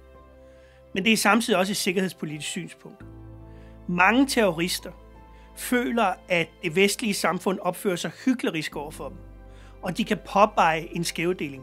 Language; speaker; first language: Danish; native; Danish